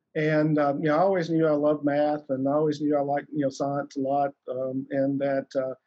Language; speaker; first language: English; native; English